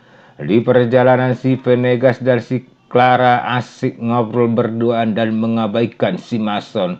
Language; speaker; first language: Indonesian; native; Indonesian